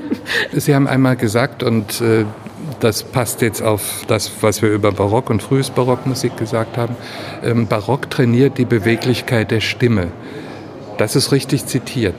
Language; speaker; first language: German; native; German